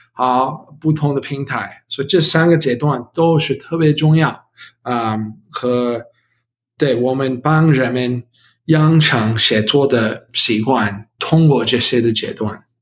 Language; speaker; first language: Chinese; non-native, learner; English